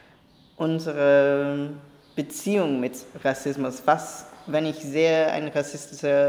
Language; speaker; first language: German; non-native, learner; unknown